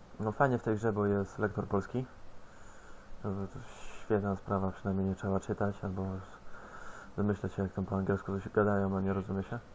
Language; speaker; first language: Polish; native; Polish